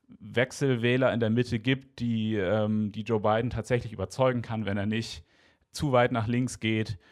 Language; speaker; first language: German; native; German